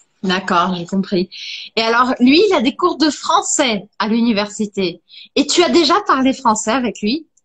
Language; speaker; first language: French; non-native, fluent; Portuguese